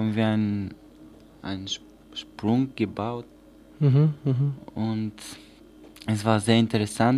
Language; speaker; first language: German; non-native, learner; Bulgarian